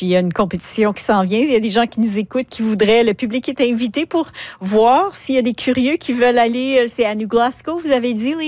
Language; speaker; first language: French; native; French